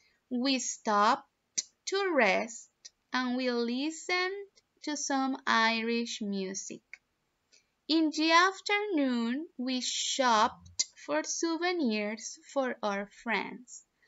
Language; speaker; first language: English; non-native, fluent; Spanish